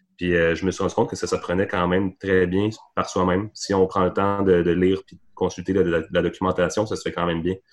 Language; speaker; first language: French; native; French